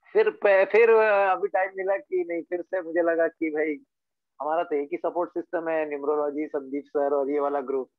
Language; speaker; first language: Hindi; native; Hindi